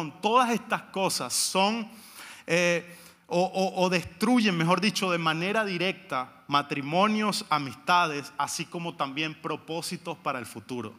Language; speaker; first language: Spanish; native; Spanish